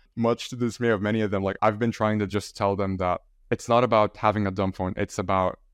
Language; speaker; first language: English; non-native, fluent; Arabic